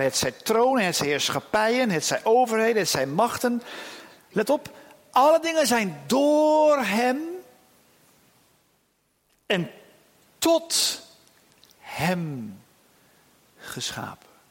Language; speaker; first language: Dutch; native; Dutch